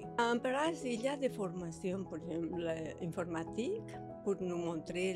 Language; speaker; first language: French; early bilingual, other home language; Spanish